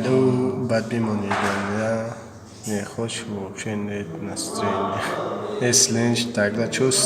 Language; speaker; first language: Russian; non-native, learner; Tajik